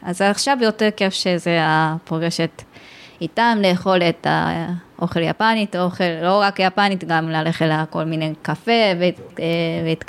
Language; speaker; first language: Hebrew; non-native, learner; Japanese